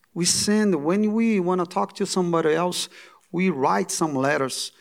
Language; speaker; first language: English; non-native, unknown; Portuguese